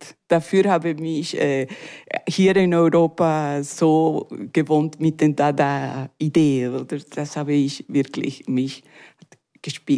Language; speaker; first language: German; non-native, learner; Spanish